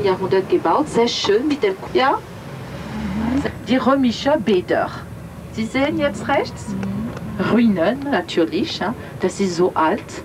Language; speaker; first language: German; non-native, fluent; French